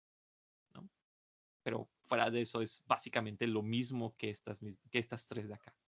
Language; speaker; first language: Spanish; native; Spanish